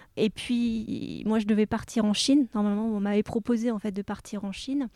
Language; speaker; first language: French; native; French